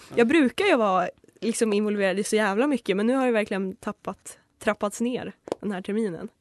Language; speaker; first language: Swedish; native; Swedish